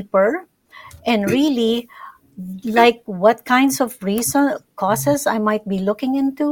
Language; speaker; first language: English; non-native, local second language; Filipino